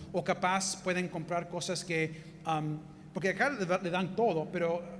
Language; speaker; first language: Spanish; early bilingual, heritage; Spanish